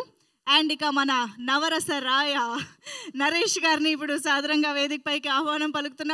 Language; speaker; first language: Telugu; native; Telugu